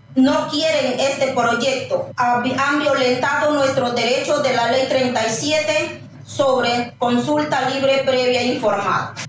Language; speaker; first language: Spanish; non-native, local second language; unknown